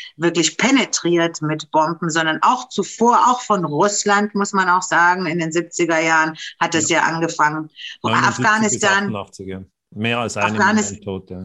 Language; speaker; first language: German; non-native, fluent; Romanian